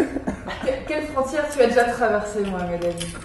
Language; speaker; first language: French; native; French